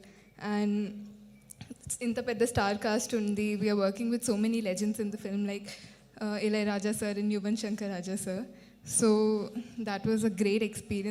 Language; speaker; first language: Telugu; non-native, fluent; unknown